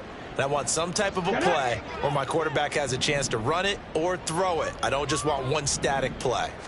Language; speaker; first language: English; native; English